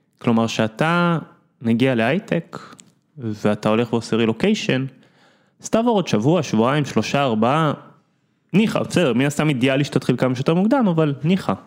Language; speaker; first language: Hebrew; native; Hebrew